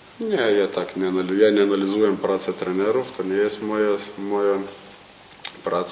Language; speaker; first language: Polish; non-native, learner; Lithuanian